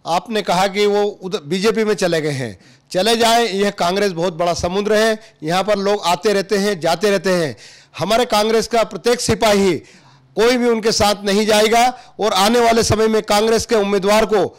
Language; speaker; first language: Hindi; native; Hindi